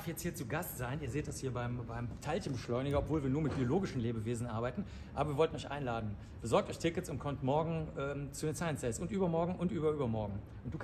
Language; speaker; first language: German; native; German